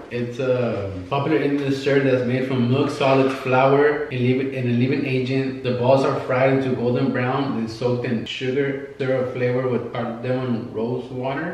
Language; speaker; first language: English; non-native, fluent; Spanish